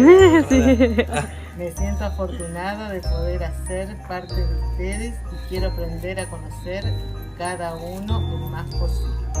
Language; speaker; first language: Spanish; non-native, learner; French